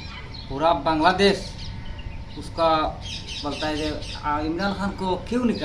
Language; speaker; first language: Hindi; non-native, learner; Bangla